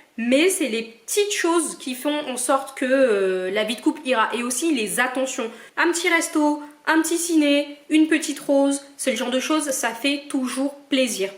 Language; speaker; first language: French; early bilingual, other home language; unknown